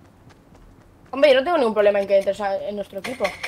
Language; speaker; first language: Spanish; native; Spanish